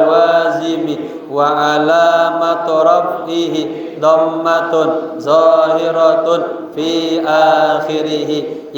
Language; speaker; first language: Arabic; non-native, fluent; Indonesian